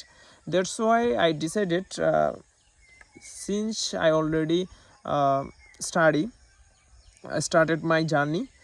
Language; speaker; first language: English; non-native, learner; Bangla